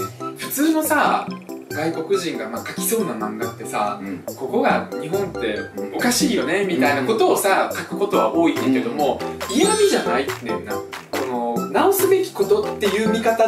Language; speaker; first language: Japanese; early bilingual, other home language; Russian